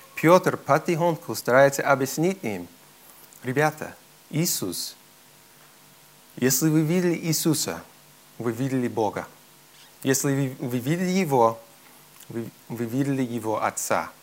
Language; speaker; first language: Russian; non-native, fluent; English